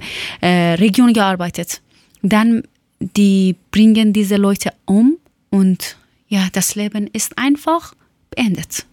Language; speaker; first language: German; non-native, learner; Persian